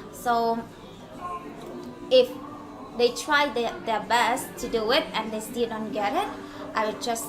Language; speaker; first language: English; non-native, learner; Khmer